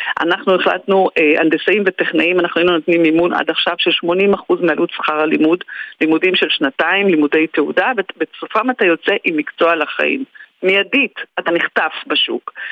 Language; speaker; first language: Hebrew; native; Hebrew